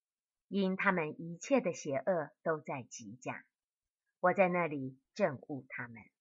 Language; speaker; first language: Chinese; native; Chinese